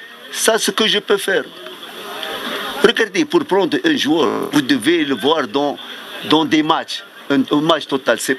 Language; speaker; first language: French; non-native, fluent; Arabic